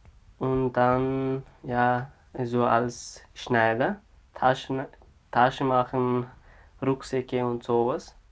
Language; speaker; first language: German; non-native, learner; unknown